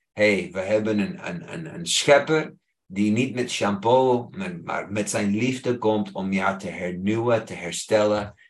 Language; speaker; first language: Dutch; non-native, fluent; English